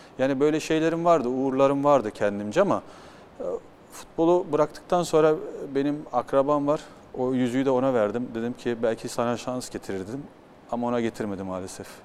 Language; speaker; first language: Turkish; early bilingual, heritage; Turkish